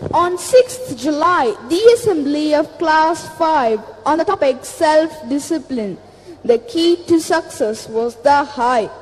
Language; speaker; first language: English; non-native, local second language; Tamil